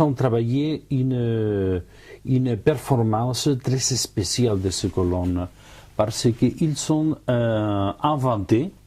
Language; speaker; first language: French; non-native, learner; Catalan